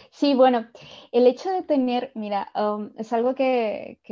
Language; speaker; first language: Spanish; native; Spanish